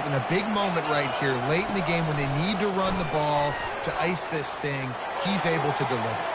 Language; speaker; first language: English; native; English